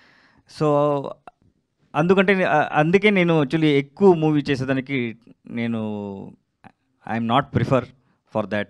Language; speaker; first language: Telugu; non-native, learner; Kannada